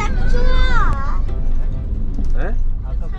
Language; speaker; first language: Korean; early bilingual, heritage; Korean